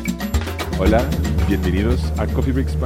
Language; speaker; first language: Spanish; non-native, fluent; English